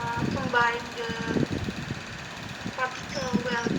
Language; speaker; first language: English; non-native, learner; Indonesian